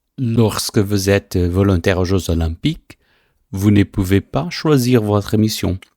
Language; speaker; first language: French; non-native, fluent; Portuguese